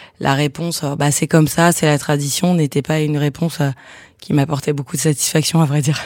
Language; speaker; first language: French; native; French